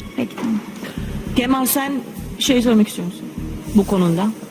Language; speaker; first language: Turkish; non-native, learner; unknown